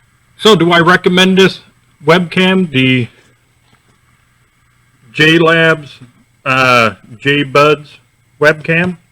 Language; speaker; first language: English; native; English